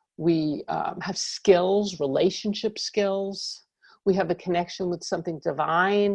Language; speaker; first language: English; native; English